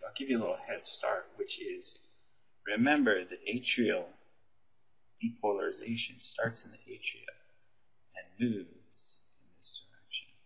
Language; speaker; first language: English; native; English